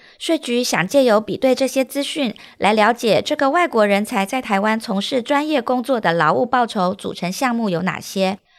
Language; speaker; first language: Chinese; native; Chinese